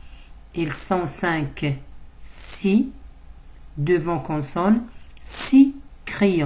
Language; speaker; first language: French; non-native, local second language; Arabic